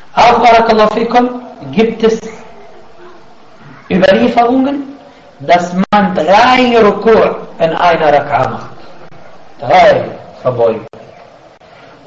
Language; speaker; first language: German; non-native, fluent; Arabic